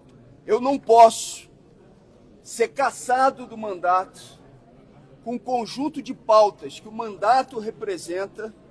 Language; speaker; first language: Portuguese; native; Portuguese